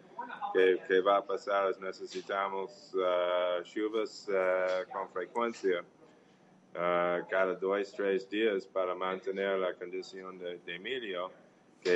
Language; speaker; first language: Portuguese; non-native, learner; English